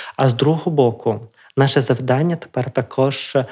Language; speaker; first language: Ukrainian; native; Ukrainian